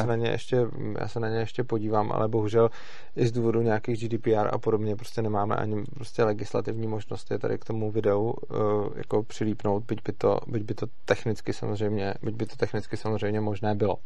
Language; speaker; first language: Czech; native; Czech